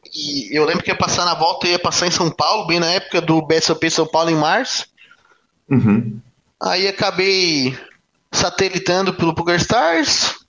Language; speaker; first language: Portuguese; native; Portuguese